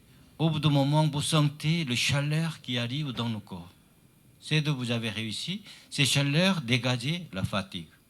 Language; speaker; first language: French; non-native, learner; Chinese